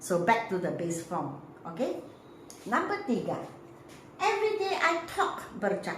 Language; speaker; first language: English; non-native, fluent; Malay